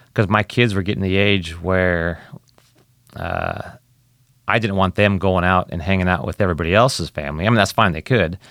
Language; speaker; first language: English; native; English